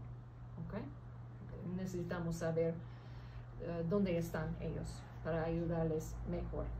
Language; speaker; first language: Spanish; early bilingual, heritage; English